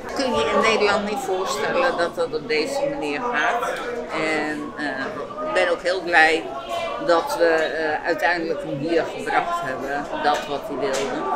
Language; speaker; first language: Dutch; native; Dutch